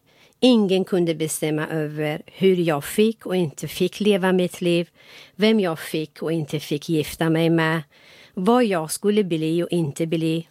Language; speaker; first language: Swedish; non-native, fluent; Persian